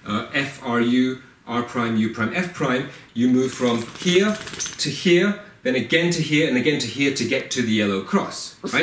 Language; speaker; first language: English; native; English